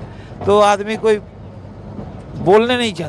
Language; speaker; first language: Hindi; non-native, local second language; Bangla